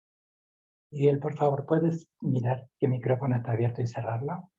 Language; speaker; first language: Spanish; native; Spanish